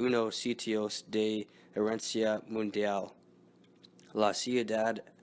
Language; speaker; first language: Spanish; non-native, learner; English